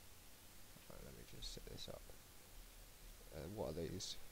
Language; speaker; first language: English; native; English